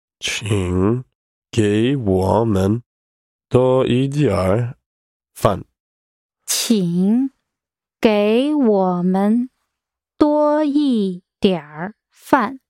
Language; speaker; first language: Chinese; non-native, learner; English